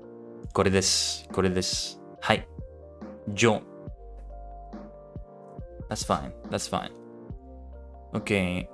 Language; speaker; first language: Japanese; non-native, learner; English